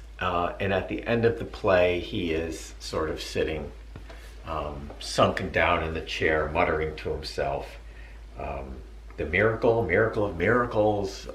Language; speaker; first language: English; native; English